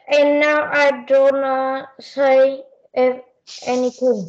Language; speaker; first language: English; non-native, learner; Vietnamese